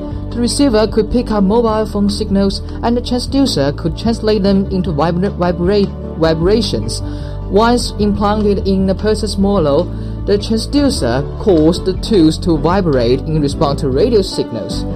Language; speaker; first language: English; non-native, fluent; Chinese